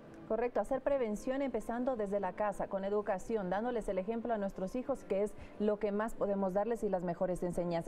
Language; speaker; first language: Spanish; native; Spanish